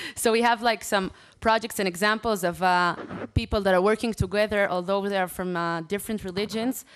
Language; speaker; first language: English; non-native, fluent; Hebrew